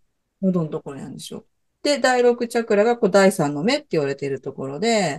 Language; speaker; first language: Japanese; native; Japanese